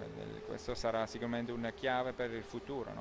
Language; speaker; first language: Italian; non-native, local second language; German